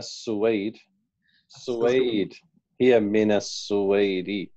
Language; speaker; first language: Arabic; non-native, fluent; English